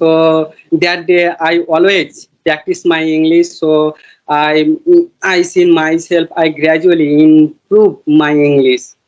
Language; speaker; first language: English; non-native, learner; Bangla